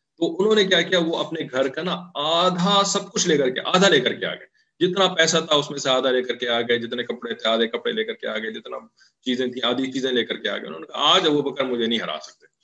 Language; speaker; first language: Urdu; native; Urdu